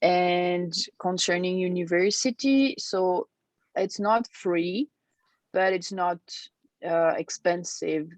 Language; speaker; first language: English; non-native, fluent; French